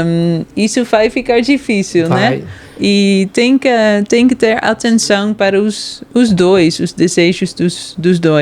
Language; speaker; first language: Portuguese; non-native, fluent; Dutch